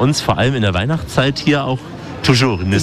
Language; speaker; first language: German; native; German